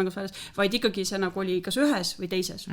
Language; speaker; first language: Estonian; native; Estonian